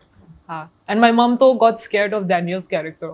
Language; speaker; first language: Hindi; non-native, local second language; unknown